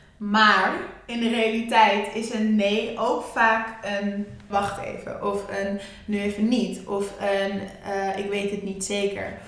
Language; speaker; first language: Dutch; native; Dutch